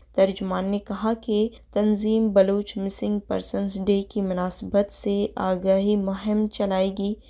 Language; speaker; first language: Urdu; non-native, local second language; Baluchi